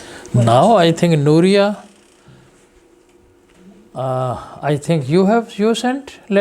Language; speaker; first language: English; non-native, fluent; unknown